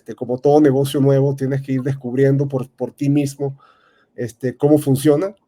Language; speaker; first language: Spanish; native; Spanish